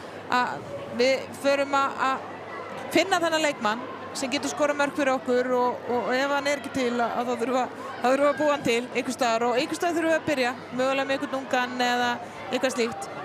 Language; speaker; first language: Icelandic; native; Icelandic